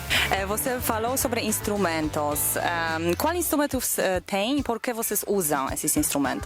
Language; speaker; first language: Portuguese; non-native, learner; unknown